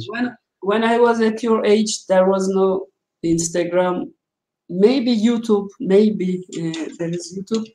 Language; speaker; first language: English; non-native, learner; Turkish